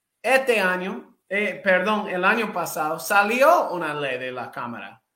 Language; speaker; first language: Spanish; non-native, fluent; English